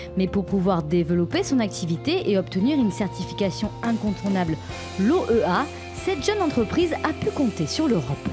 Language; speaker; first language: French; native; French